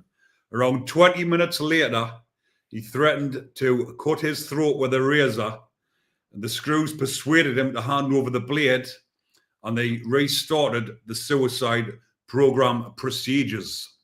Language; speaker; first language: English; native; English